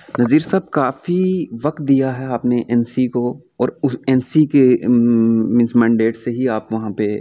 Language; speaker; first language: Hindi; non-native, local second language; Kashmiri